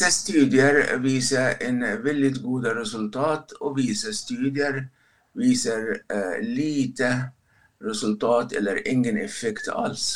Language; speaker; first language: Swedish; non-native, fluent; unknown